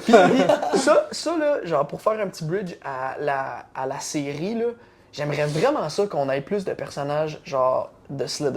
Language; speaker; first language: French; native; French